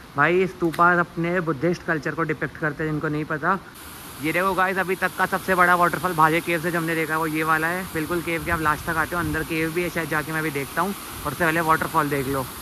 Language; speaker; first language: Hindi; native; Hindi